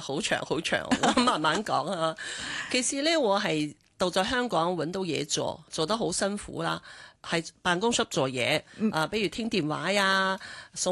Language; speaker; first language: Cantonese; non-native, local second language; Chinese